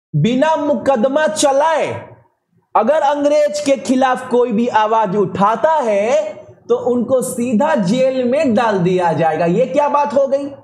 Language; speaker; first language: Hindi; native; Hindi